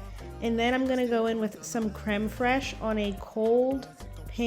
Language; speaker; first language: English; native; English